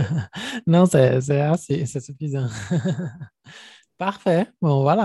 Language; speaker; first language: French; non-native, fluent; Portuguese